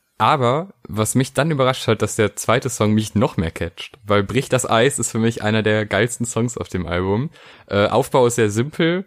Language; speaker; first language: German; native; German